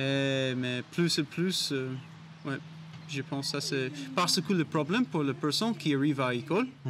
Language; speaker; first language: French; non-native, learner; English